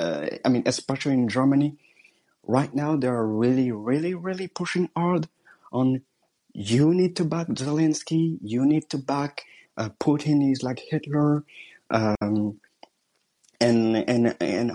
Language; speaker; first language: English; non-native, fluent; French